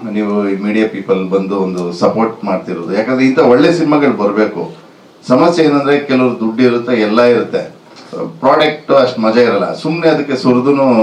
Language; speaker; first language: Kannada; native; Kannada